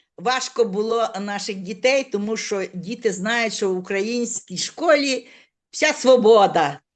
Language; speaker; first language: Ukrainian; native; Ukrainian